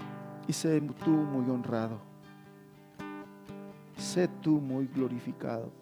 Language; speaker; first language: Spanish; native; Spanish